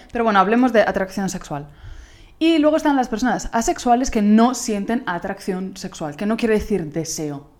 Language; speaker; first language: Spanish; non-native, fluent; Italian